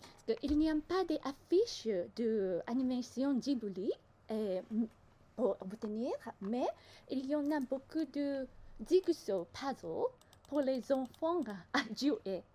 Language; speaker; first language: French; non-native, learner; Japanese